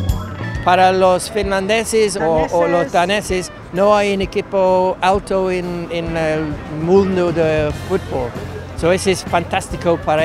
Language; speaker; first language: Spanish; non-native, learner; English